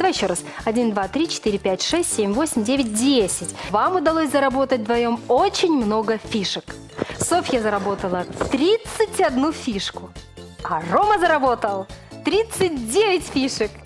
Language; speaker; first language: Russian; native; Russian